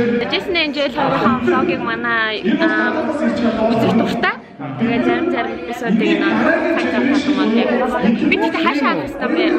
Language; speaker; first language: Mongolian; native; Mongolian